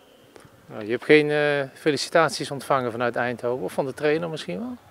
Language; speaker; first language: Dutch; native; Dutch